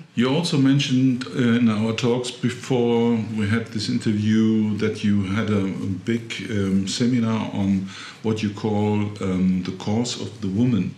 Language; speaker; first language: English; non-native, fluent; German